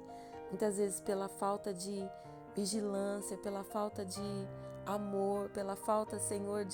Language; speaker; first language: Portuguese; native; Portuguese